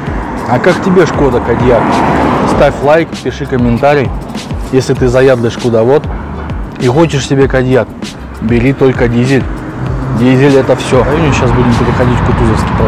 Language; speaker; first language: Russian; native; Russian